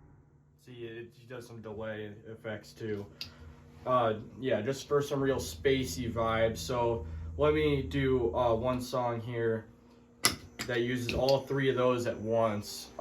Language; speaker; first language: English; native; English